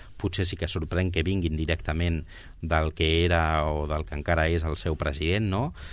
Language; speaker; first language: Catalan; non-native, local second language; Spanish